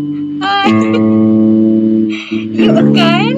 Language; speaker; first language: English; non-native, learner; Indonesian